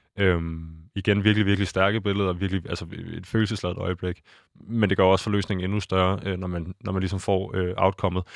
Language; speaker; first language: Danish; native; Danish